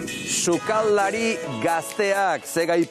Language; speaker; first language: Basque; native; Basque